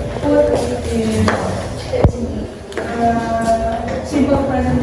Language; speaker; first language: English; non-native, learner; Indonesian